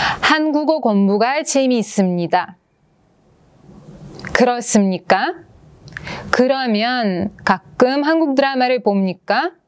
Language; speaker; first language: Korean; non-native, fluent; Russian